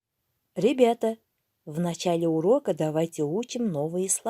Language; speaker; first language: Russian; non-native, local second language; Kyrgyz